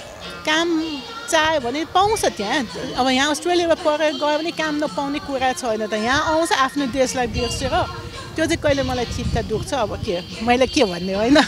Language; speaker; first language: Nepali; early bilingual, other home language; German